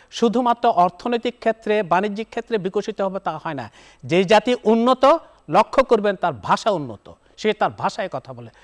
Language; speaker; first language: Bangla; native; Bangla